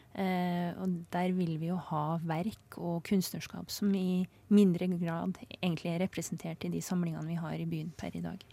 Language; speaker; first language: Norwegian; native; Norwegian